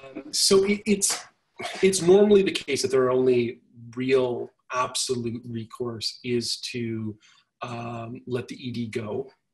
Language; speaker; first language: English; native; English